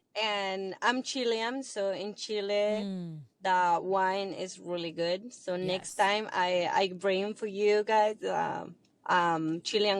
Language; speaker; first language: English; non-native, learner; Spanish